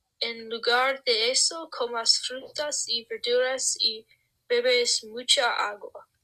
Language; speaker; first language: Spanish; non-native, learner; English